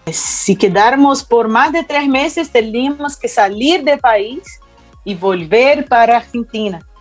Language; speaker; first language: Spanish; non-native, learner; Portuguese